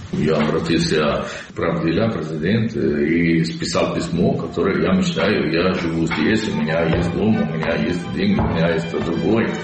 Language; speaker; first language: Russian; non-native, learner; Italian